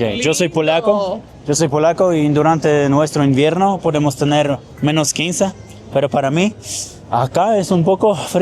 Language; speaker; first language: Spanish; non-native, learner; Polish